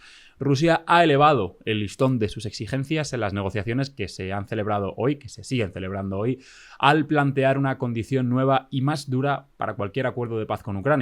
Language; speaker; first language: Spanish; native; Spanish